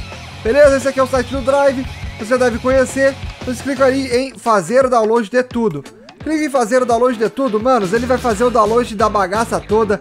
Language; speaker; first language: Portuguese; native; Portuguese